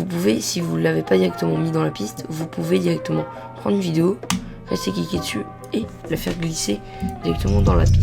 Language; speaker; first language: French; native; French